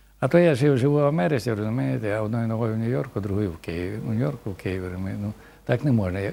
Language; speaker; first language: Ukrainian; native; Ukrainian